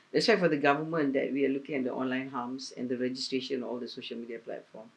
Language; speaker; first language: English; non-native, local second language; Malay